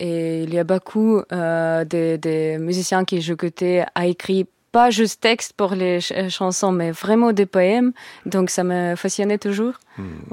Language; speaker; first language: French; non-native, learner; Russian